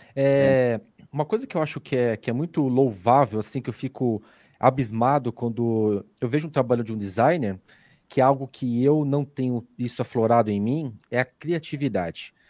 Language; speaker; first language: Portuguese; native; Portuguese